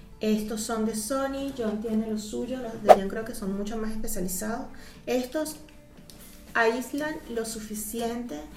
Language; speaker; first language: Spanish; native; Spanish